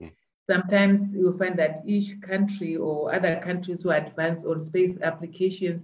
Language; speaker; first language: English; non-native, local second language; Tswana